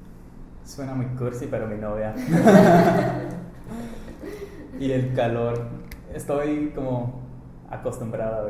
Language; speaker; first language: Spanish; non-native, fluent; English